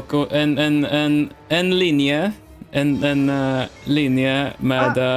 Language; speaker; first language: Swedish; non-native, learner; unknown